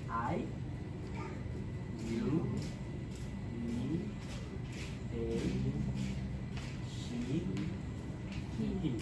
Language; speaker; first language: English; non-native, fluent; Indonesian